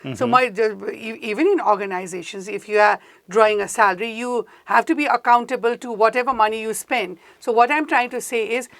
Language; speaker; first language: English; non-native, local second language; Nepali